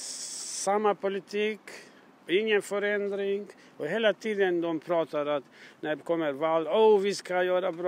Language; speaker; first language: Swedish; non-native, learner; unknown